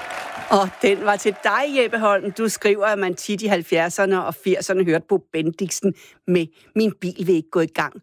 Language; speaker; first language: Danish; native; Danish